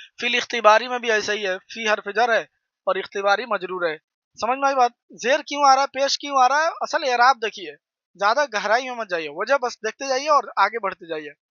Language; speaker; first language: Urdu; native; Urdu